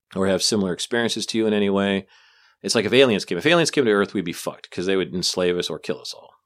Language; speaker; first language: English; native; English